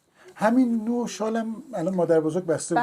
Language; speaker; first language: Persian; native; Persian